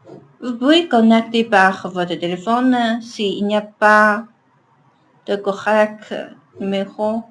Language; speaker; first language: French; non-native, learner; Chinese